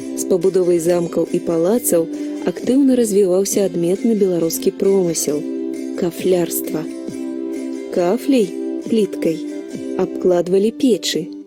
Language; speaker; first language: Belarusian; native; Belarusian